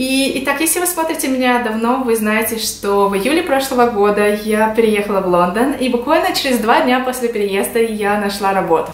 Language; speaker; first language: Russian; native; Russian